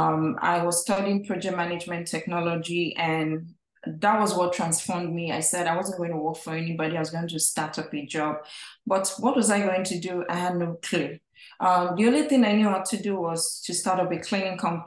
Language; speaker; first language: English; non-native, local second language; Igbo